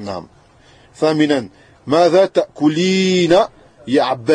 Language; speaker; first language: Arabic; non-native, fluent; French